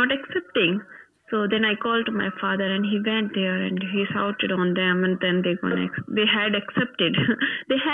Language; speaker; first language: English; non-native, local second language; Hindi